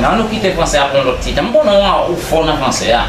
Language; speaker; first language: French; non-native, learner; Haitian Creole